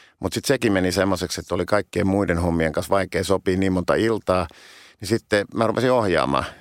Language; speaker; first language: Finnish; native; Finnish